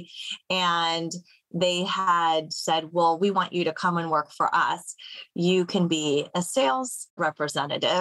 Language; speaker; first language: English; native; English